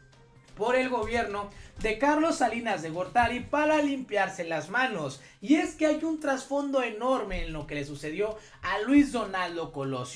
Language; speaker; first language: Spanish; native; Spanish